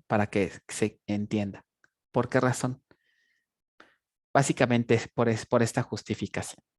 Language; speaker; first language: Spanish; native; Spanish